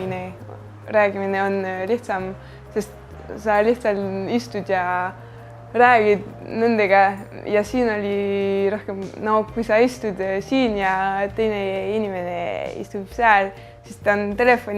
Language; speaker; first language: Estonian; non-native, fluent; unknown